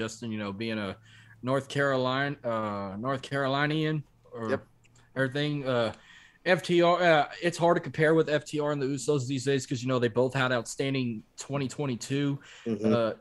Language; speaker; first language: English; native; English